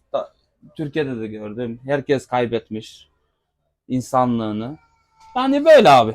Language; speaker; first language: Turkish; non-native, local second language; Albanian